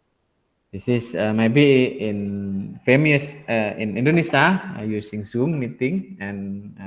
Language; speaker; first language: English; non-native, learner; Indonesian